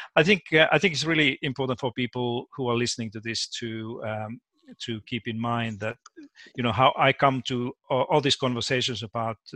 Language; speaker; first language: English; non-native, fluent; Finnish